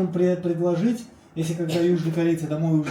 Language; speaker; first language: Russian; native; Russian